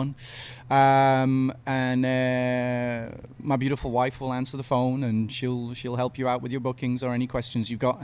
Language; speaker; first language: English; native; English